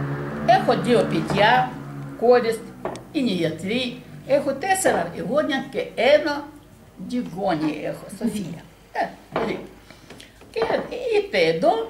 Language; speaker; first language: Greek; non-native, learner; Russian